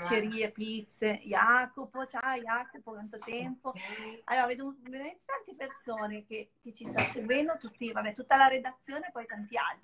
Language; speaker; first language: Italian; native; Italian